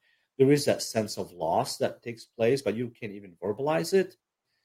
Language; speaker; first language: English; early bilingual, other home language; Arabic